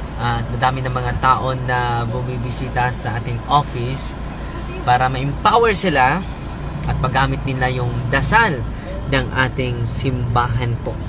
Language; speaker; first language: Filipino; non-native, local second language; Cebuano